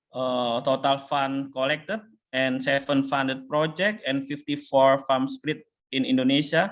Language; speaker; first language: English; non-native, fluent; Indonesian